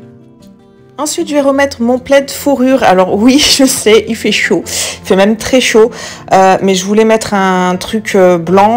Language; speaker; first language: French; native; French